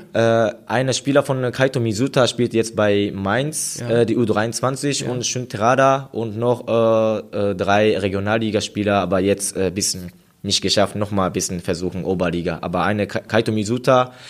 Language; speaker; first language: German; non-native, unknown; Japanese